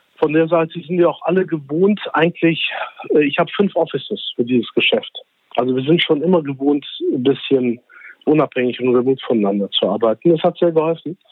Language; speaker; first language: German; early bilingual, other home language; Turkish